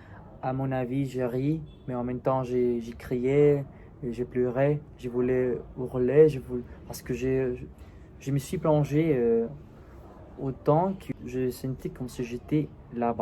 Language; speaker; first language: French; non-native, learner; Spanish